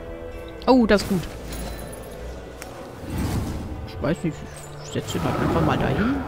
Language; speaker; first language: German; native; German